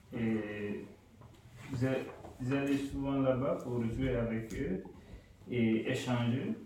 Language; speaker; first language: French; non-native, local second language; Fula